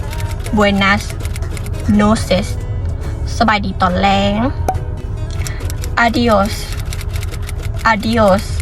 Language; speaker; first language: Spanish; non-native, fluent; Lao